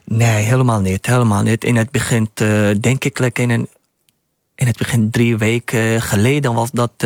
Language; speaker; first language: Dutch; non-native, learner; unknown